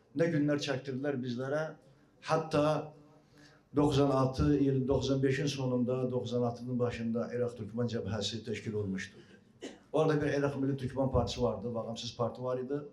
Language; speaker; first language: Turkish; early bilingual, heritage; Arabic